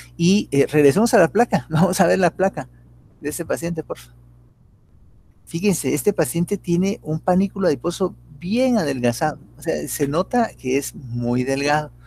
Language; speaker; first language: Spanish; native; Spanish